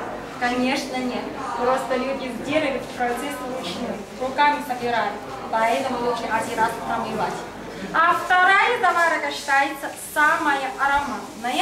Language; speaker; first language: Russian; non-native, learner; Chinese